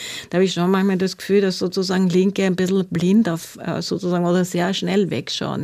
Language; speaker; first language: German; native; German